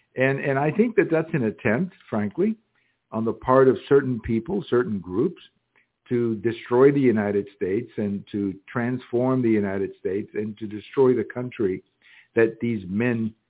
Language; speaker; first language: English; early bilingual, other home language; Spanish